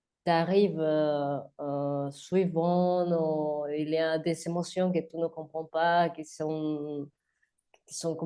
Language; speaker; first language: French; non-native, learner; Spanish